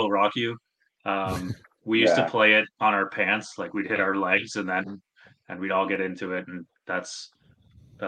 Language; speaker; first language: English; native; English